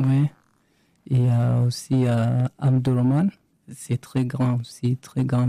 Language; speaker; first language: French; non-native, learner; Arabic